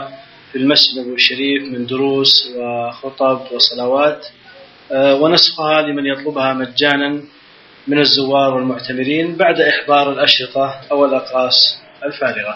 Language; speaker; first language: Arabic; native; Arabic